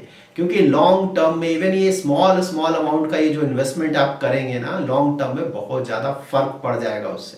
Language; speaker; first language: Hindi; native; Hindi